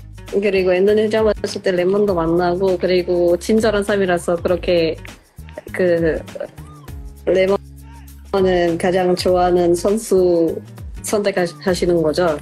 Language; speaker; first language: Korean; non-native, local second language; Indonesian